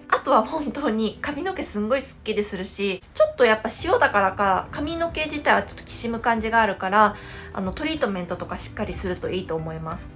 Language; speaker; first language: Japanese; non-native, fluent; Korean